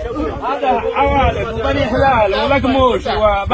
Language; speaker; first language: Arabic; native; Arabic